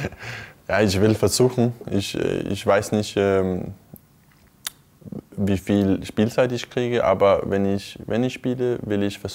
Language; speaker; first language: German; non-native, fluent; Danish